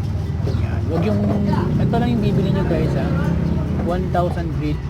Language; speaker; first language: Filipino; native; Filipino